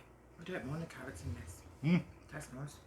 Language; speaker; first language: English; native; English